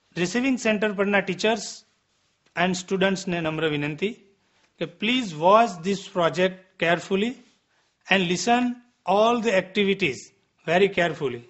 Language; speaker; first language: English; non-native, local second language; Gujarati